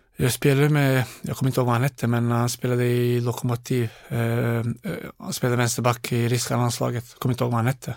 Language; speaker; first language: Swedish; non-native, fluent; Bosnian